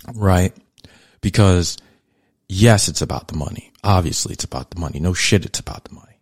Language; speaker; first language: English; native; English